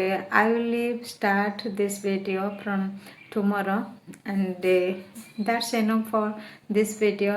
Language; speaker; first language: English; non-native, learner; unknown